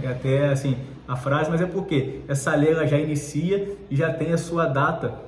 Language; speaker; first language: Portuguese; native; Portuguese